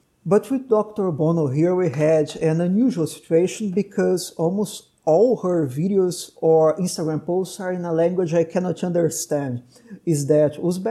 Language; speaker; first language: English; non-native, fluent; Portuguese